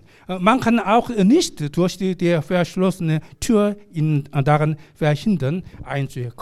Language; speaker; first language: German; non-native, learner; Korean